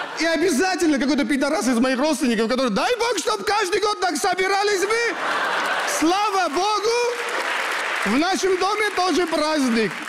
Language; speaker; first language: Russian; early bilingual, other home language; Kurdish